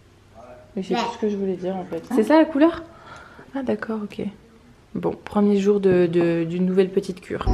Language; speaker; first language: French; native; French